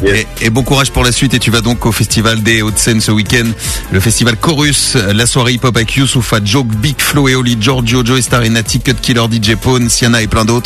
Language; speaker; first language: French; native; French